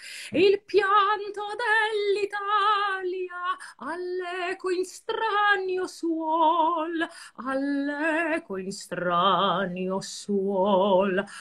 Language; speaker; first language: Italian; non-native, fluent; English